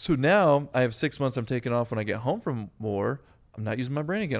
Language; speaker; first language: English; native; English